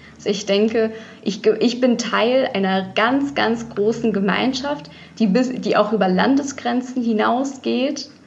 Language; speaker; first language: German; early bilingual, other home language; Russian